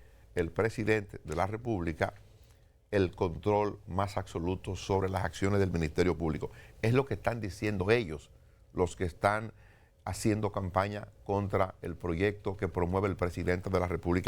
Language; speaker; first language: Spanish; native; Spanish